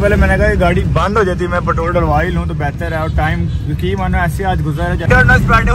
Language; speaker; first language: Urdu; non-native, local second language; Punjabi